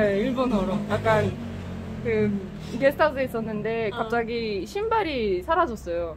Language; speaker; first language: Korean; non-native, fluent; French